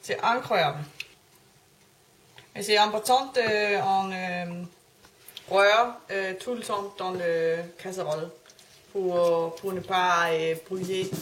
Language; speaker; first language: French; non-native, learner; Danish